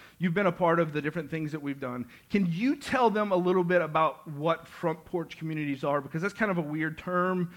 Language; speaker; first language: English; native; English